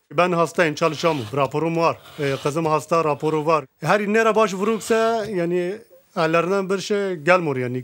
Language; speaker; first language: Turkish; non-native, learner; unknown